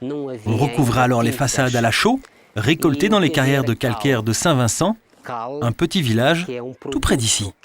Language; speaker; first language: French; native; French